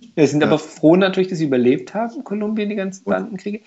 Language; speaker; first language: German; non-native, fluent; Hungarian